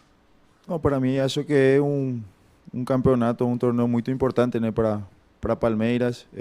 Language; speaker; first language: Portuguese; non-native, fluent; Spanish